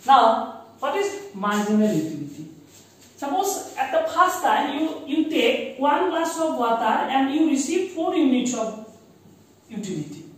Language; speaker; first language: English; non-native, local second language; Assamese